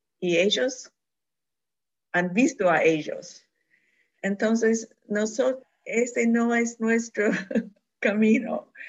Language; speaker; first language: Spanish; non-native, fluent; English